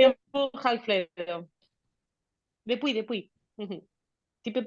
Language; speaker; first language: French; non-native, learner; Spanish